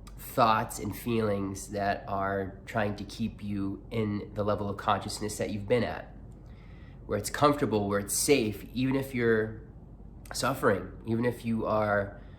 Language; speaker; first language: English; native; English